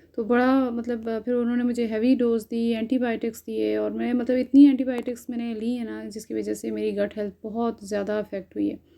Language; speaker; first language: Urdu; native; Urdu